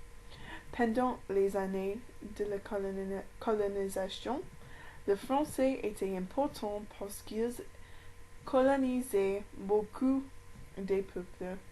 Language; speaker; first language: French; non-native, learner; English